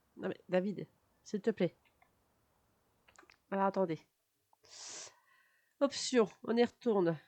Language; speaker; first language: French; native; French